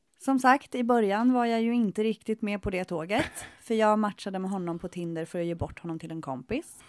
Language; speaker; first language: Swedish; early bilingual, other home language; Spanish